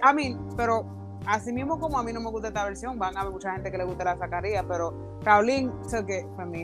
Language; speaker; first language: Spanish; early bilingual, heritage; Spanish